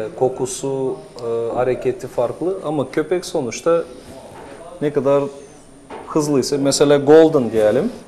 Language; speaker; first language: Turkish; non-native, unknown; Russian